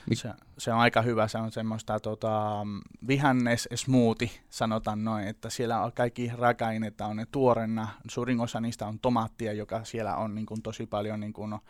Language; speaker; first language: Finnish; non-native, learner; Spanish